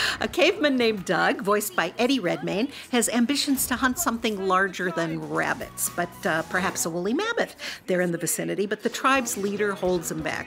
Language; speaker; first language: English; native; English